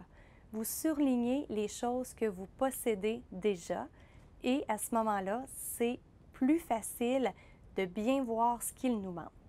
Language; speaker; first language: French; native; French